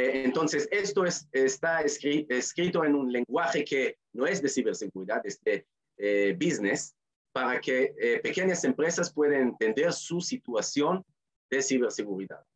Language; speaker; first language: Spanish; non-native, fluent; Hebrew